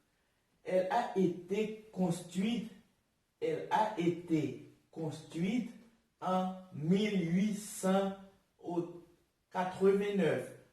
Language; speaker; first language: French; non-native, learner; Portuguese